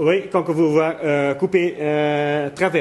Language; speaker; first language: French; non-native, local second language; Dutch